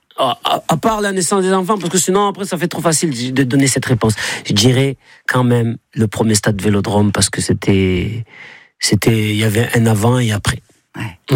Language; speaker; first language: French; native; French